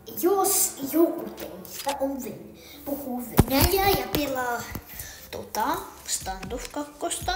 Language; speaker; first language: Finnish; early bilingual, other home language; Russian